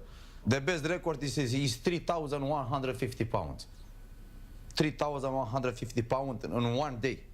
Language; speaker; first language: English; non-native, learner; Romanian